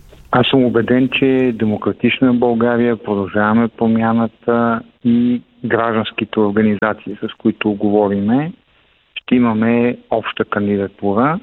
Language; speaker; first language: Bulgarian; native; Bulgarian